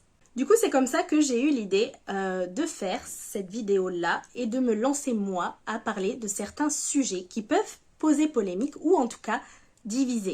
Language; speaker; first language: French; native; French